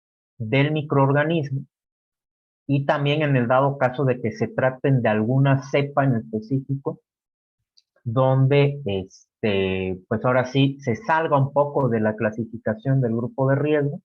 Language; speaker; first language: Spanish; native; Spanish